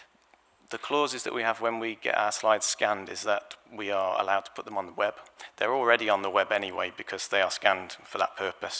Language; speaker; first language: English; native; English